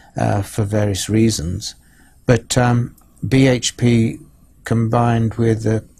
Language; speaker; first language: English; native; English